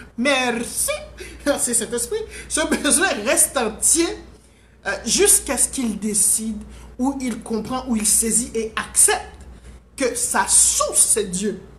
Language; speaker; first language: French; non-native, local second language; Haitian Creole